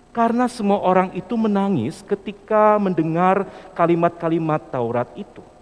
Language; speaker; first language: Indonesian; native; Indonesian